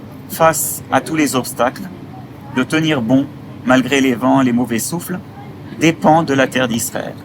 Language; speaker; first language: French; native; French